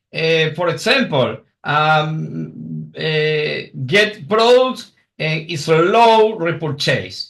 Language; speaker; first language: English; non-native, learner; Spanish